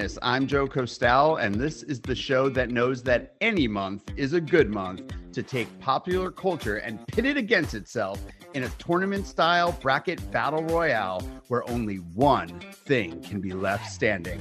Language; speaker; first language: English; native; English